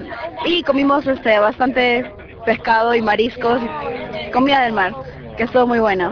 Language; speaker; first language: Spanish; non-native, learner; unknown